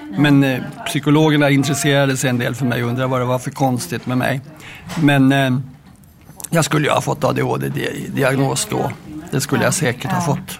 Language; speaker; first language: Swedish; native; Swedish